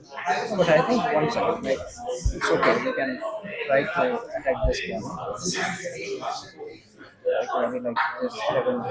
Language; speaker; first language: English; non-native, fluent; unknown